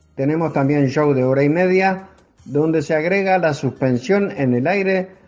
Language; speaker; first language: Spanish; native; Spanish